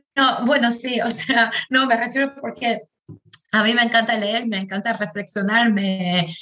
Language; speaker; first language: Spanish; non-native, fluent; Albanian